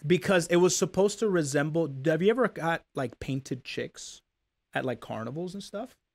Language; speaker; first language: English; native; English